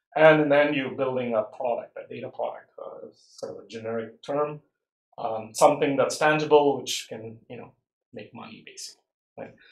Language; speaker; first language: English; non-native, local second language; Tamil